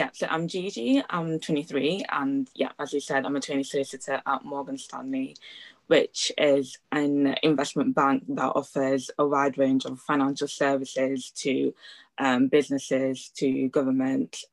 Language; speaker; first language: English; early bilingual, other home language; Italian